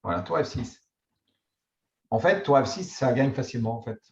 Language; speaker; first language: French; native; French